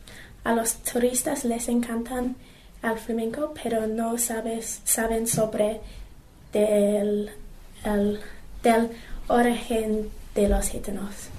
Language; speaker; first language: Spanish; non-native, learner; English